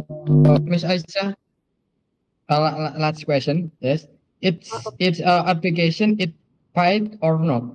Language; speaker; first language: English; non-native, learner; Indonesian